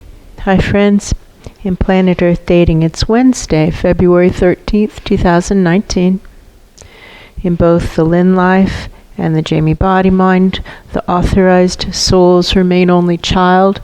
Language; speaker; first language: English; native; English